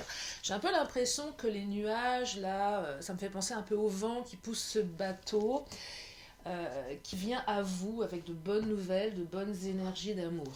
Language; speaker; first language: French; native; French